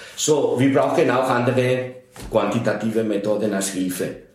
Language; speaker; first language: German; non-native, fluent; Spanish